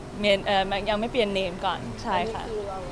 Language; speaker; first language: Thai; non-native, learner; English